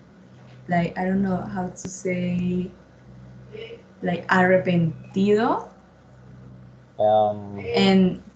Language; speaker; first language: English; non-native, learner; Spanish